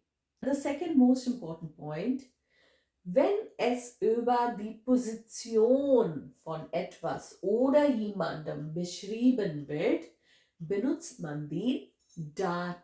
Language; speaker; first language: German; non-native, fluent; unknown